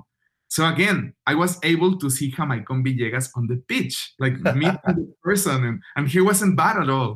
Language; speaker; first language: English; non-native, fluent; Spanish